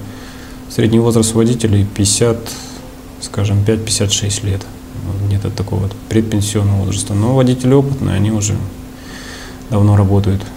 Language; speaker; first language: Russian; native; Russian